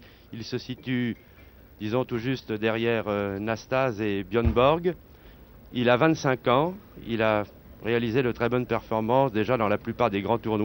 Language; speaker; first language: French; native; French